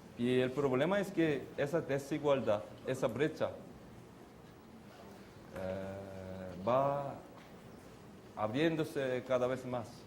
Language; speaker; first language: Spanish; non-native, fluent; Korean